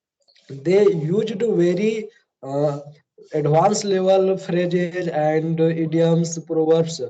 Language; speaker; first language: English; non-native, learner; Hindi